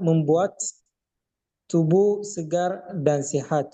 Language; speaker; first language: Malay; non-native, learner; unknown